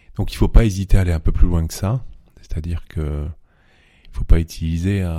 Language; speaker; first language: French; native; French